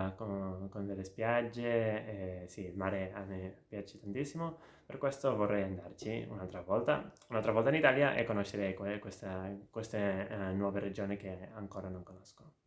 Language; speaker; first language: Italian; non-native, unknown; Catalan